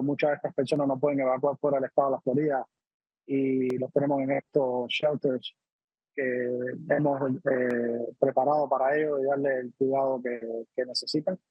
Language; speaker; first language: Spanish; native; Spanish